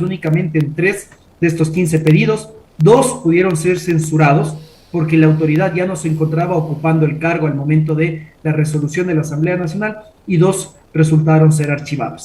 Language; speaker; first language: Spanish; native; Spanish